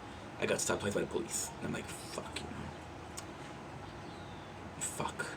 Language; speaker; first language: English; non-native, local second language; French